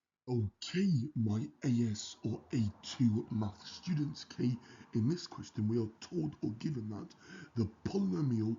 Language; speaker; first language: English; native; English